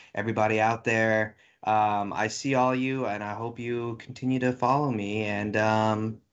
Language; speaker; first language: English; native; English